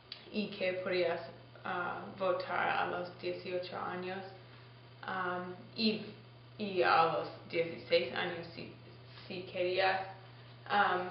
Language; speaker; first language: Spanish; non-native, learner; English